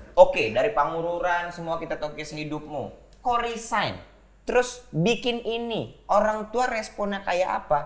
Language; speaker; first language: Indonesian; native; Indonesian